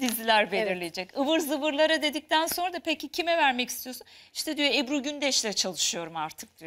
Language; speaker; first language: Turkish; native; Turkish